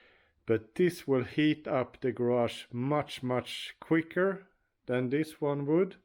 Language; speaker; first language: English; non-native, fluent; Swedish